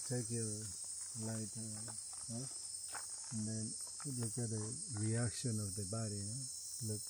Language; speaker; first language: English; non-native, fluent; Spanish